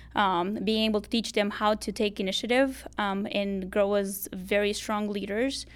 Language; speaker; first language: English; non-native, fluent; Romanian